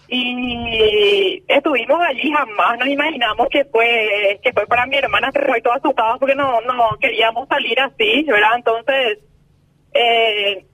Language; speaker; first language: Spanish; native; Spanish